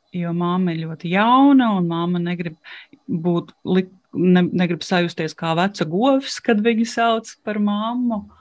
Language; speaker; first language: Latvian; non-native, local second language; Russian